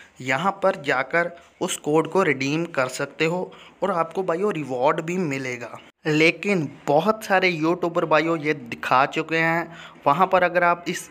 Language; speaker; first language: Hindi; native; Hindi